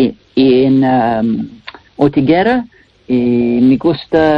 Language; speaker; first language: Spanish; non-native, learner; English